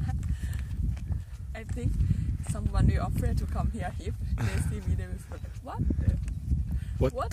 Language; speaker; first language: English; non-native, learner; Thai